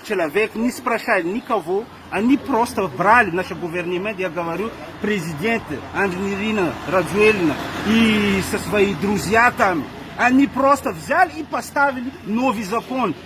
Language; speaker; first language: Russian; non-native, fluent; Malagasy